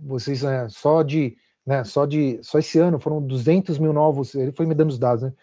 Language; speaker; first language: Portuguese; native; Portuguese